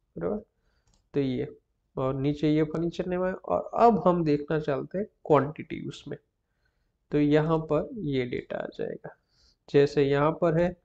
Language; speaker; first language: Hindi; non-native, local second language; Gujarati